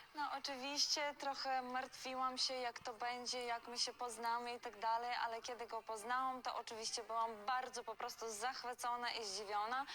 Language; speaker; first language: Polish; non-native, fluent; Ukrainian